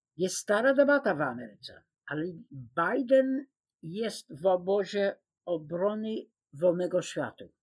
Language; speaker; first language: Polish; non-native, fluent; English